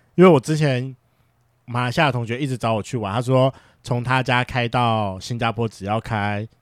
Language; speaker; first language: Chinese; native; Chinese